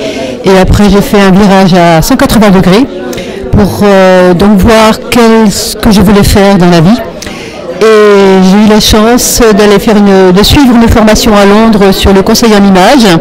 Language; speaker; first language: French; native; French